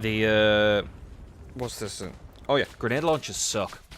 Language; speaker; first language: English; native; English